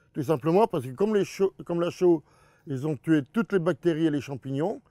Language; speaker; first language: French; native; French